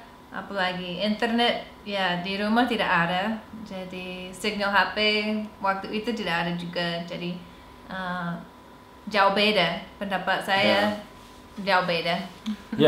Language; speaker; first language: Indonesian; non-native, fluent; English